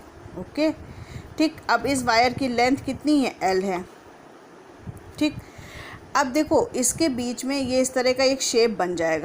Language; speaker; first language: Hindi; native; Hindi